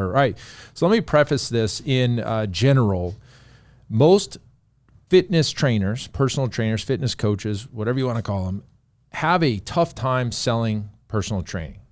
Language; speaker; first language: English; native; English